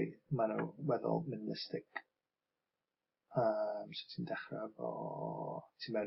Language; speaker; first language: Welsh; non-native, local second language; English